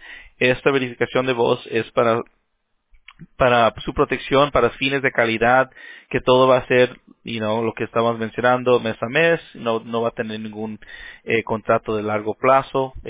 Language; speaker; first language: Spanish; early bilingual, heritage; Spanish